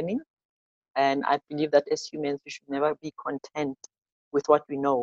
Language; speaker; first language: English; non-native, local second language; Zulu